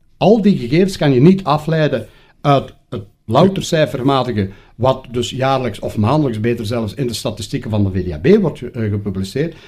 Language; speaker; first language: Dutch; native; Dutch